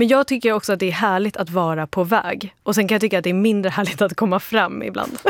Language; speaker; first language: Swedish; native; Swedish